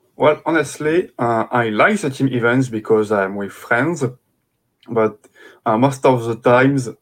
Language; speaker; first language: English; non-native, fluent; French